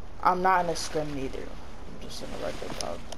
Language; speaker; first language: English; native; English